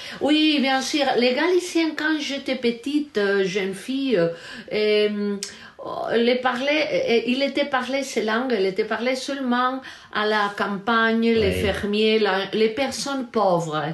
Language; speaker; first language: French; non-native, learner; Galician